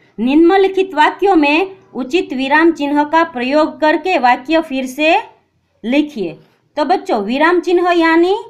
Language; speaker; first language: Hindi; non-native, local second language; Gujarati